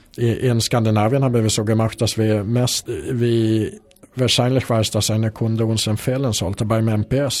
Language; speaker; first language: German; non-native, fluent; Swedish